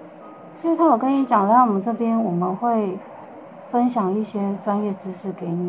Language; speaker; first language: Chinese; native; Chinese